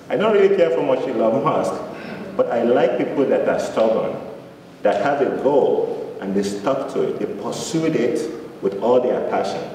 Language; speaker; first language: English; non-native, local second language; Yoruba